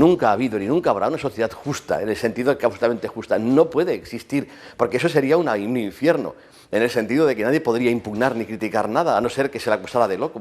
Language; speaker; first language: Spanish; native; Spanish